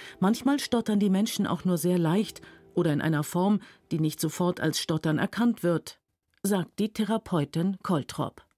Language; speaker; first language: German; native; German